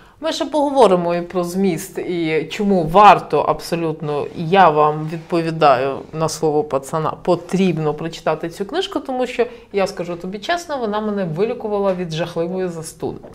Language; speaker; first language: Ukrainian; native; Ukrainian